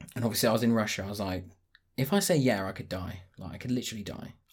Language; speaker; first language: English; native; English